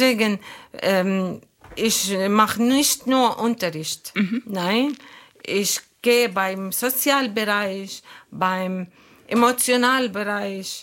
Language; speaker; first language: German; non-native, learner; Arabic